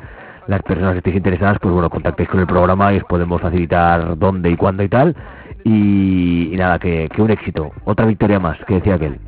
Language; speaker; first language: Spanish; native; Spanish